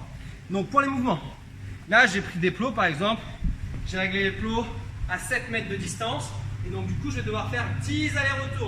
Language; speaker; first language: French; native; French